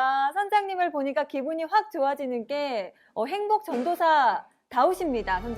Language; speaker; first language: Korean; native; Korean